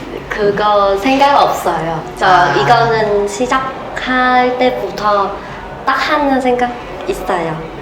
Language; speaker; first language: Korean; non-native, learner; Vietnamese